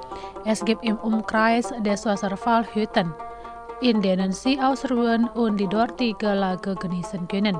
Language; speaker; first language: German; non-native, fluent; Indonesian